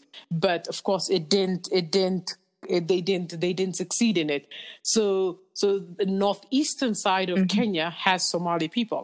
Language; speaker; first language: English; non-native, local second language; Somali